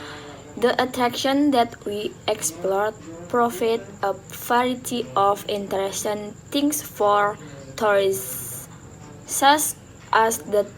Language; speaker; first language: English; non-native, learner; Indonesian